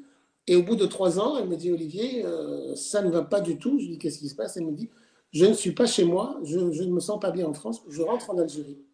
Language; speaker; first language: French; native; French